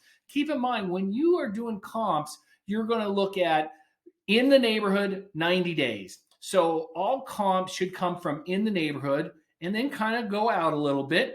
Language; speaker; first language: English; native; English